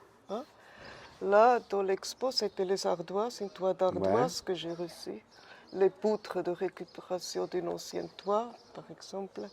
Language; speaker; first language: French; non-native, fluent; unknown